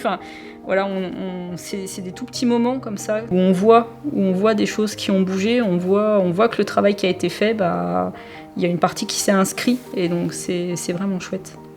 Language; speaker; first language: French; native; French